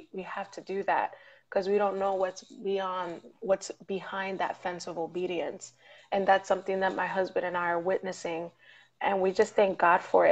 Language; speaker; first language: English; early bilingual, other home language; Spanish